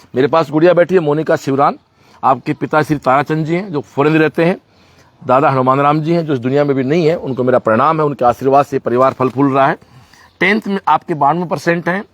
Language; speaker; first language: Hindi; native; Hindi